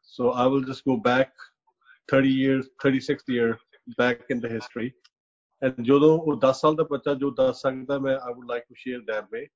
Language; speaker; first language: English; non-native, local second language; Punjabi